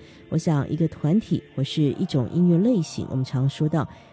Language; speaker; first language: Chinese; native; Chinese